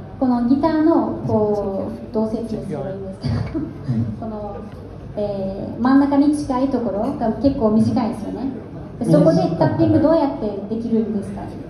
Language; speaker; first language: Japanese; non-native, fluent; Turkish